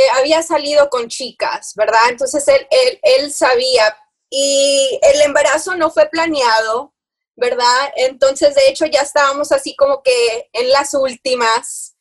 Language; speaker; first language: Spanish; early bilingual, heritage; Spanish